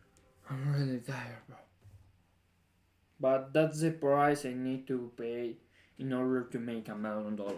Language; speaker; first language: English; non-native, fluent; Spanish